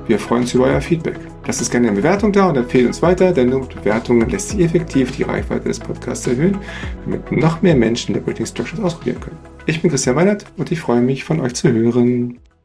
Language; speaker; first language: German; native; German